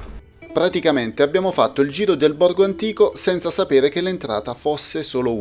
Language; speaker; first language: Italian; native; Italian